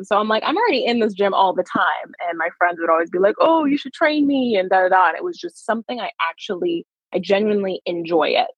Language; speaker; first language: English; native; English